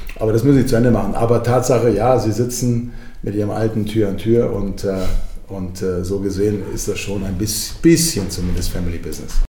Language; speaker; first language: German; early bilingual, other home language; Croatian